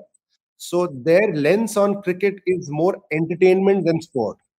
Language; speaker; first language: English; non-native, local second language; Hindi